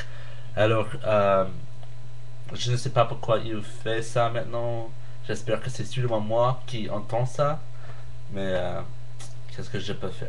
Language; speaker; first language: French; non-native, learner; English